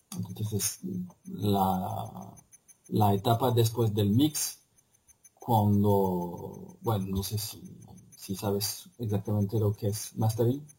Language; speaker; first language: Spanish; non-native, fluent; French